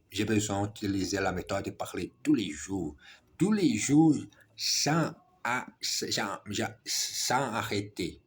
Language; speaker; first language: French; non-native, learner; Portuguese